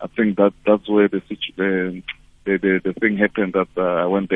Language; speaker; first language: English; non-native, local second language; Tswana